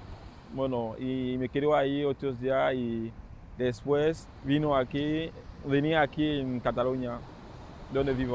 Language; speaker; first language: Spanish; non-native, fluent; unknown